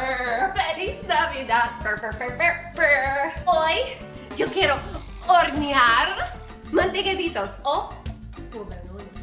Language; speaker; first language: Spanish; non-native, learner; English